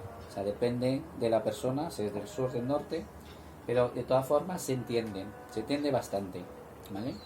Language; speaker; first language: Spanish; non-native, fluent; Arabic